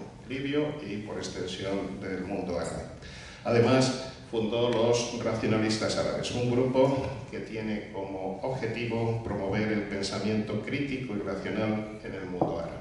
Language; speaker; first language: Spanish; native; Spanish